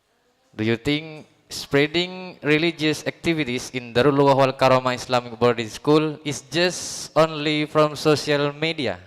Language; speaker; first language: English; non-native, learner; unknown